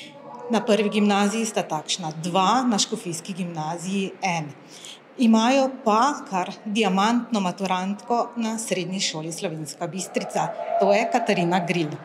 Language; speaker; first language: Slovenian; native; Slovenian